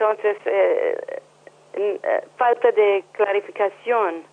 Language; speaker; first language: Spanish; non-native, learner; English